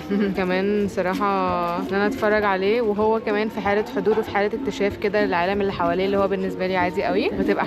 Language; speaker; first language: Arabic; native; Arabic